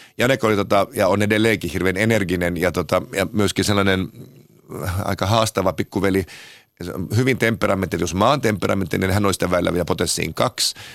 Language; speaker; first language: Finnish; native; Finnish